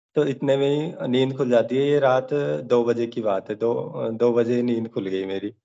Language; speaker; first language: Hindi; native; Hindi